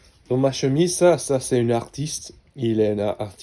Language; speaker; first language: French; non-native, learner; English